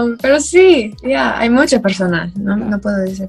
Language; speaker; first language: Spanish; non-native, learner; English